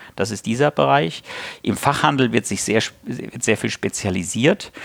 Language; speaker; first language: German; native; German